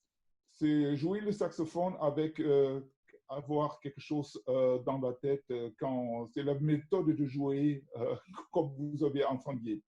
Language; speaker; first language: French; non-native, learner; German